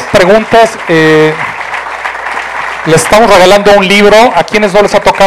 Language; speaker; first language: Spanish; native; Spanish